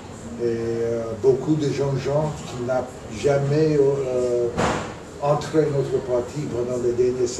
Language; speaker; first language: French; non-native, fluent; English